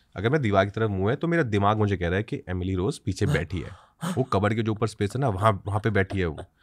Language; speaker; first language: Hindi; native; Hindi